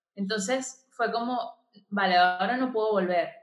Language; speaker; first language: Spanish; native; Spanish